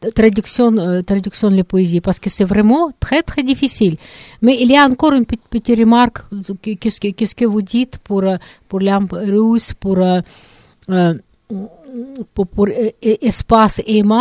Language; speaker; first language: French; non-native, learner; Russian